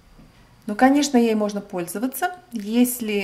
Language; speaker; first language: Russian; non-native, local second language; Latvian